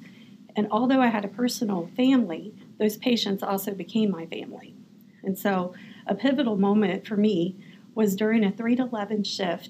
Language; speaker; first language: English; native; English